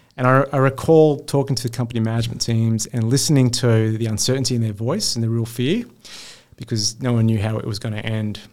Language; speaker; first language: English; native; English